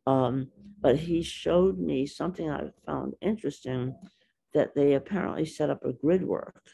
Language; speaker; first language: English; native; English